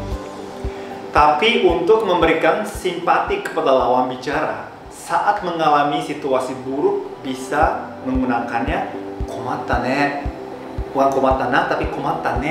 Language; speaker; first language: Indonesian; non-native, fluent; Japanese